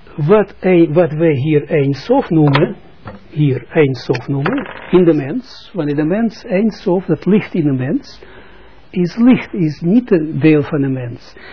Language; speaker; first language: Dutch; non-native, fluent; Russian